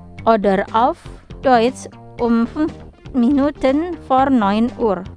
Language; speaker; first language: German; non-native, fluent; Indonesian